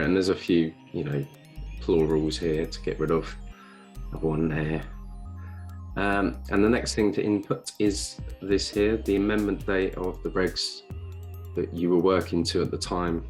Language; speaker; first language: English; native; English